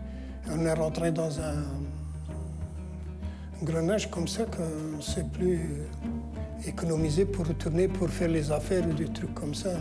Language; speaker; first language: French; non-native, local second language; Arabic